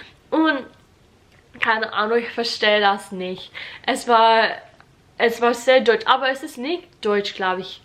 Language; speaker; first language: German; non-native, learner; English